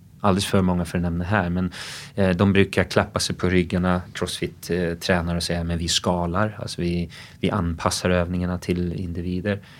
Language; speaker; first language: Swedish; early bilingual, other home language; English